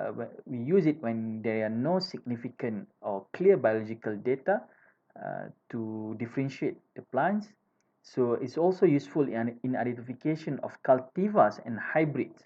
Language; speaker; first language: English; non-native, fluent; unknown